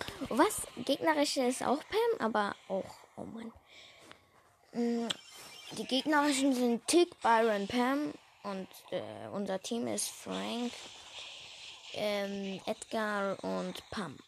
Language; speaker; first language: German; native; German